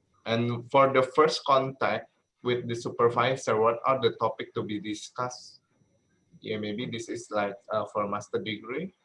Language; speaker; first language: English; non-native, learner; Indonesian